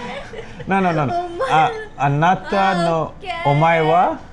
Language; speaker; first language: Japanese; non-native, learner; Hindi